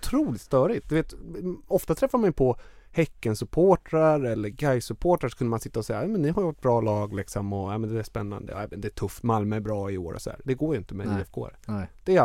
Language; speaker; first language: Swedish; native; Swedish